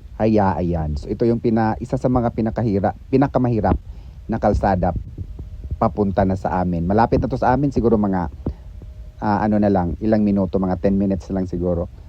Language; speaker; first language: Filipino; non-native, local second language; Cebuano